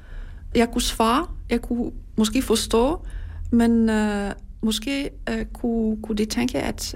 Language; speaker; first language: Danish; non-native, learner; Polish